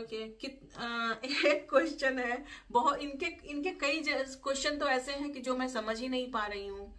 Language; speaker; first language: Hindi; native; Hindi